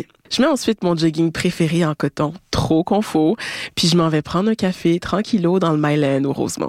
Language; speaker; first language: French; native; French